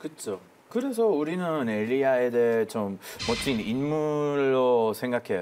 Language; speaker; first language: Korean; non-native, fluent; Hebrew